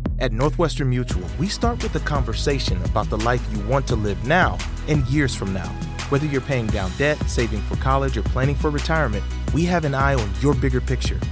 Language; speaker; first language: English; native; English